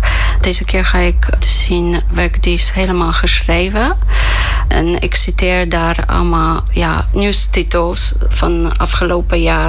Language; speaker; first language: Dutch; non-native, fluent; Polish